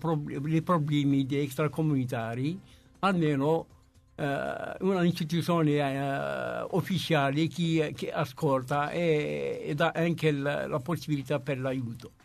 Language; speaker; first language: Italian; non-native, fluent; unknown